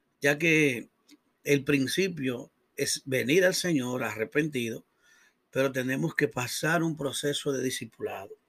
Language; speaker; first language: Spanish; native; Spanish